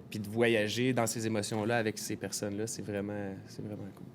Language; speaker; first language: French; native; French